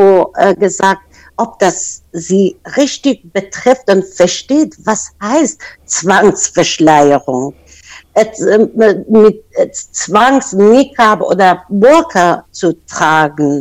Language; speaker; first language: German; non-native, fluent; Persian